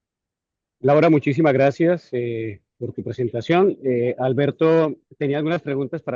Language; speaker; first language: Spanish; native; Spanish